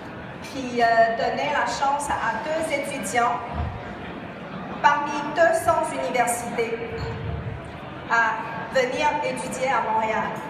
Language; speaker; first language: French; non-native, fluent; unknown